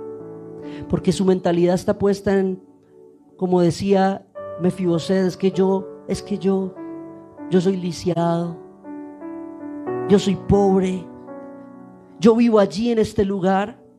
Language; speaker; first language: Spanish; native; Spanish